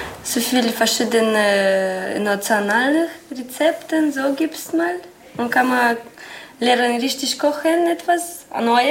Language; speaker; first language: German; non-native, learner; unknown